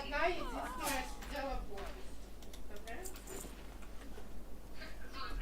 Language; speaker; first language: Russian; native; Russian